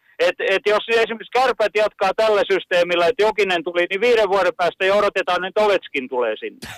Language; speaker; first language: Finnish; native; Finnish